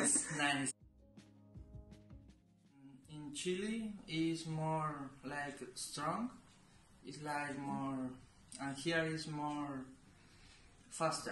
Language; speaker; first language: English; non-native, learner; Spanish